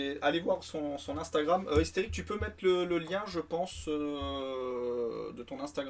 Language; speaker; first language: French; native; French